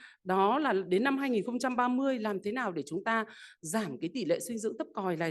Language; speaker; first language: Vietnamese; native; Vietnamese